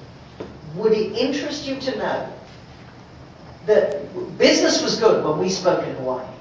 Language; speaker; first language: English; native; English